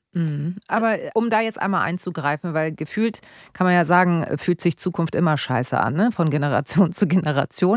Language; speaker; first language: German; native; German